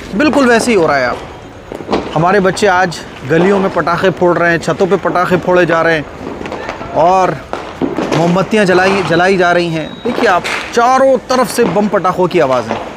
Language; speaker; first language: Urdu; native; Urdu